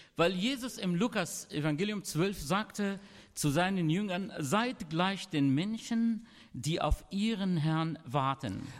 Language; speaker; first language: German; non-native, fluent; Arabic